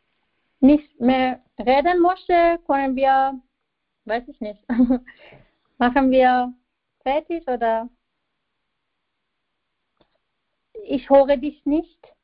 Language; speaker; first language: German; non-native, learner; Persian